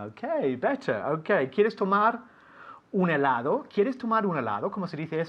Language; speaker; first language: Spanish; non-native, fluent; English